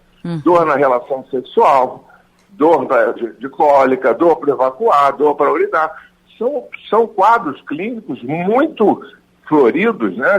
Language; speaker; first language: Portuguese; native; Portuguese